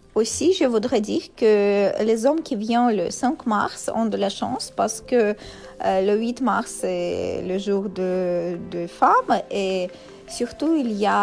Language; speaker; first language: French; non-native, fluent; Russian